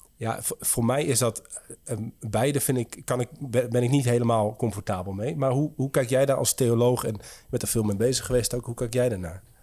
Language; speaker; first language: Dutch; native; Dutch